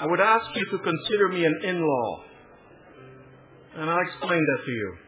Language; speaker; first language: English; non-native, fluent; Dutch